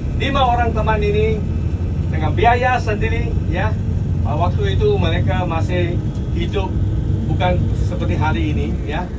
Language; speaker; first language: Malay; non-native, local second language; Chinese